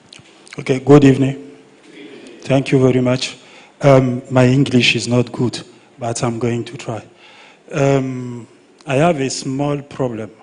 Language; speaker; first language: English; non-native, learner; French